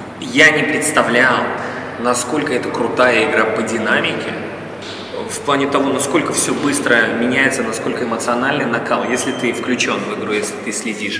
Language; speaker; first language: Russian; native; Russian